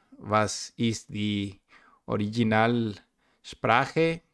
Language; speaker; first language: German; non-native, learner; Spanish